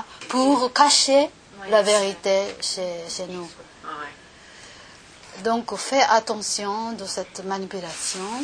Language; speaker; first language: French; non-native, learner; Japanese